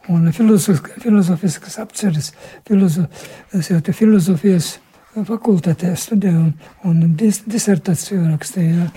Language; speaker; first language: Latvian; native; Latvian